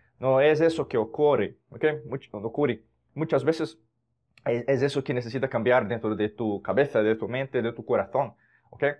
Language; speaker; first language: Spanish; non-native, fluent; Portuguese